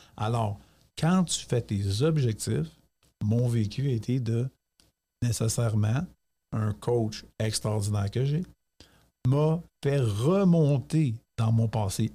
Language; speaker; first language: French; native; French